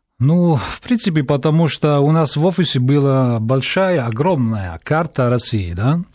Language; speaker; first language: Russian; non-native, fluent; Italian